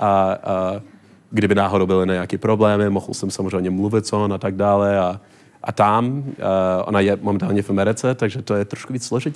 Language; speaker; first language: Czech; non-native, learner; English